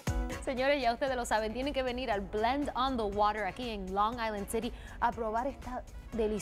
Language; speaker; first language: Spanish; native; Spanish